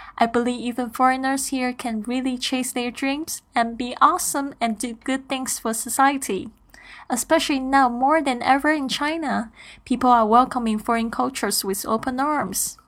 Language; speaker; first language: English; non-native, fluent; Chinese